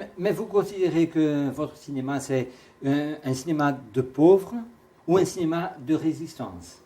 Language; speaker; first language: French; non-native, fluent; Portuguese